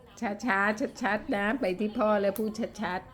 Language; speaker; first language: Thai; native; Thai